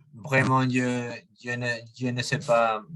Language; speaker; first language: French; non-native, learner; Spanish